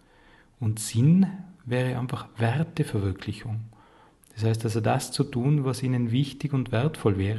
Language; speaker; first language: German; native; German